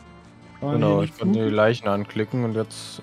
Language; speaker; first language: German; native; German